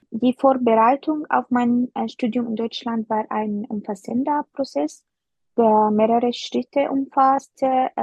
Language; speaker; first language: German; non-native, fluent; Arabic